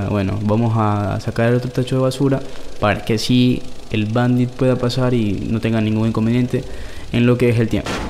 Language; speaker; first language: Spanish; native; Spanish